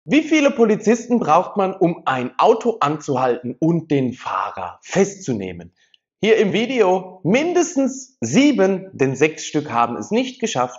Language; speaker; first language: German; native; German